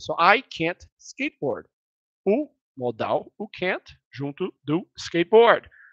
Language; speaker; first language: English; non-native, fluent; Portuguese